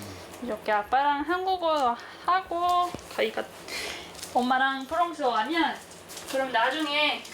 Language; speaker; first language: Korean; non-native, fluent; French